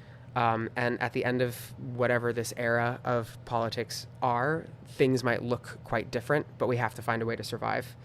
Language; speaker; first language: English; native; English